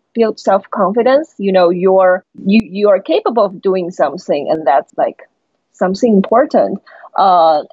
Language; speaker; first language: English; non-native, fluent; Chinese